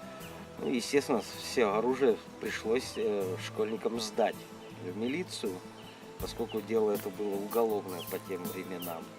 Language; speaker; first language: Russian; native; Russian